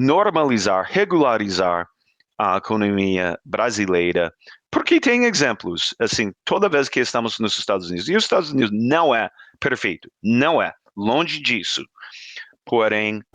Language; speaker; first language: Portuguese; non-native, fluent; English